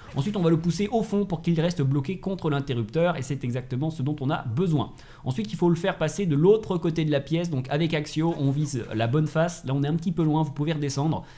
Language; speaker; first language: French; native; French